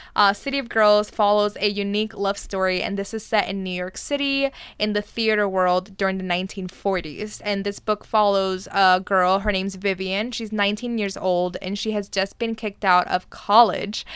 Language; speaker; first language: English; early bilingual, other home language; Spanish